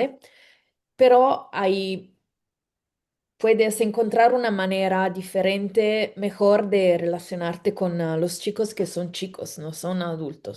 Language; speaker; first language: Spanish; non-native, fluent; Italian